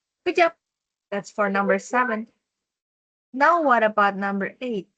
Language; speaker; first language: English; non-native, fluent; Indonesian